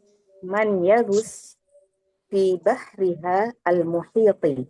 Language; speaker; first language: Arabic; non-native, learner; Indonesian